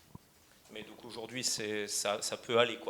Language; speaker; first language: French; native; French